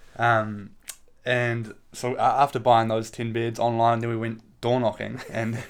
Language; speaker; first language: English; native; English